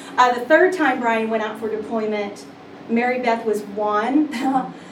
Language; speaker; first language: English; native; English